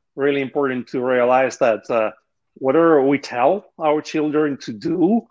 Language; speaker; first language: English; non-native, fluent; Russian